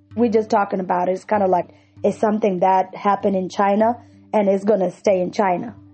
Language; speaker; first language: English; non-native, fluent; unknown